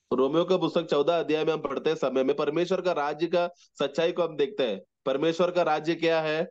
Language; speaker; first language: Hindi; non-native, local second language; Malayalam